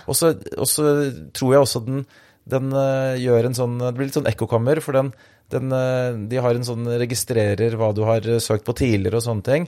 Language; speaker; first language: Norwegian; native; Norwegian